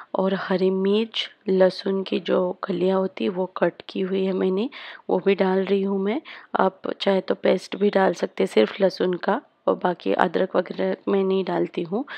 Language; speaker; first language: Hindi; native; Hindi